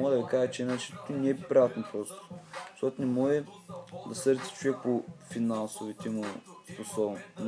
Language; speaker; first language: Bulgarian; early bilingual, other home language; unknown